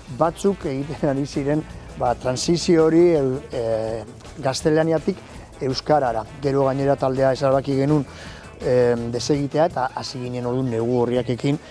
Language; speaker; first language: Basque; non-native, local second language; Spanish